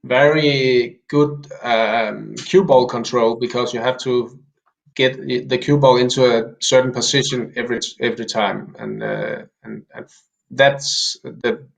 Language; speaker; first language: English; non-native, fluent; Danish